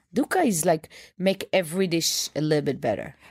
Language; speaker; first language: English; non-native, fluent; Hebrew